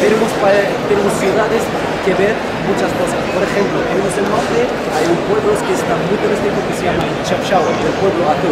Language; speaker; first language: Spanish; non-native, learner; Arabic